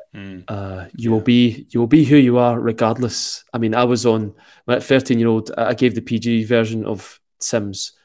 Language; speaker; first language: English; native; English